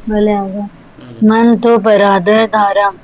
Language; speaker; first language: Persian; non-native, learner; Urdu